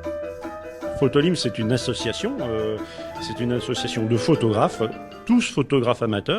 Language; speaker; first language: French; native; French